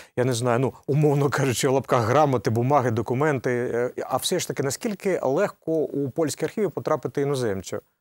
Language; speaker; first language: Ukrainian; native; Ukrainian